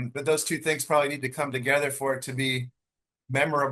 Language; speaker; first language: English; native; English